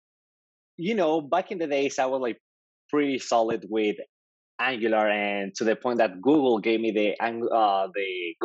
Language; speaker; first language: English; non-native, fluent; Spanish